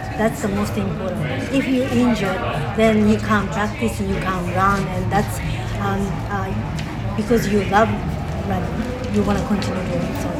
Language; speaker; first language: English; non-native, fluent; Japanese